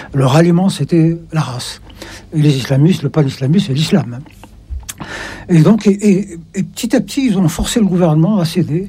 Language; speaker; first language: French; non-native, local second language; Arabic